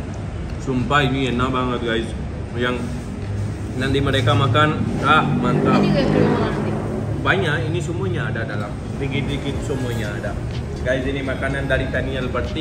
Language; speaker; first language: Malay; non-native, learner; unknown